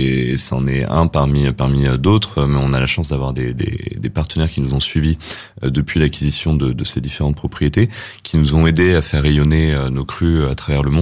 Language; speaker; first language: French; native; French